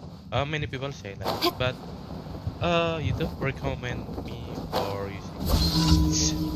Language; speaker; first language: English; non-native, learner; Indonesian